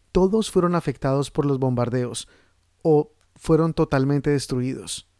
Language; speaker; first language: Spanish; native; Spanish